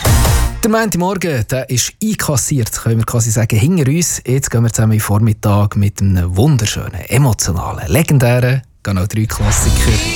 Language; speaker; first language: German; native; German